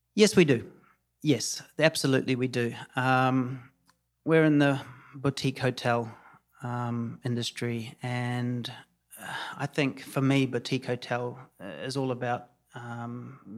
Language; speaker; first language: English; native; English